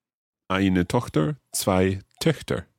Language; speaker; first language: German; non-native, learner; English